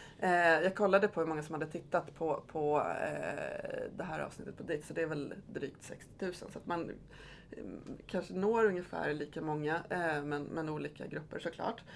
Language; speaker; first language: Swedish; native; Swedish